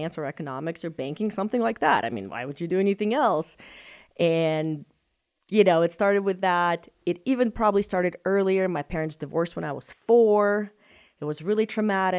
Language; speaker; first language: English; non-native, fluent; Russian